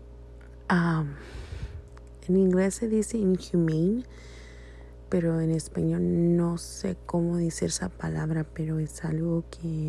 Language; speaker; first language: Spanish; early bilingual, heritage; Spanish